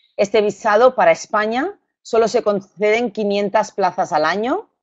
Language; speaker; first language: Spanish; native; Spanish